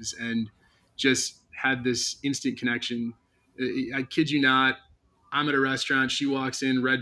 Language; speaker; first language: English; native; English